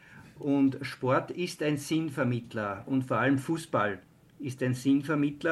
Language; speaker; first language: German; native; German